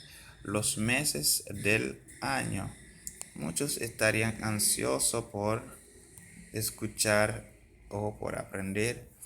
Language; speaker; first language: Spanish; non-native, fluent; Haitian Creole